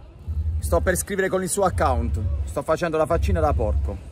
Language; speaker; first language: Italian; native; Italian